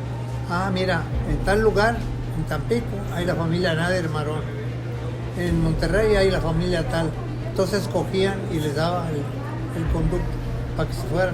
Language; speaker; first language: Spanish; non-native, local second language; Arabic